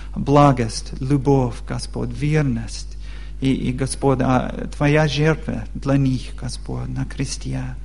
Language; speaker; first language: Russian; non-native, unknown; English